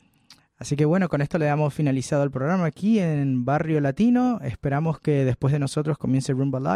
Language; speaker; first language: Spanish; native; Spanish